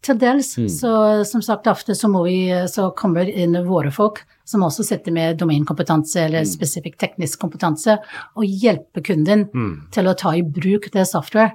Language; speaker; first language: Norwegian; non-native, fluent; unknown